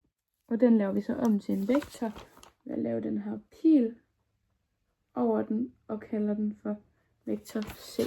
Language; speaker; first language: Danish; native; Danish